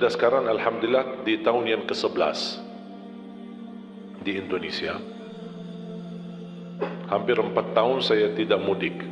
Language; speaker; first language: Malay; non-native, fluent; Arabic